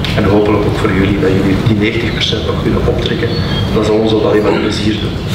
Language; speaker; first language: Dutch; native; Dutch